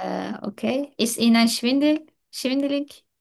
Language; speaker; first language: German; non-native, fluent; Turkish